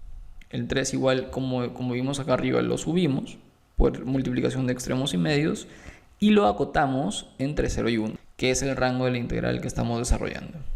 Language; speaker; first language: Spanish; native; Spanish